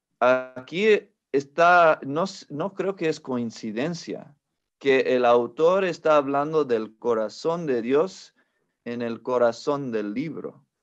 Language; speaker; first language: Spanish; non-native, fluent; English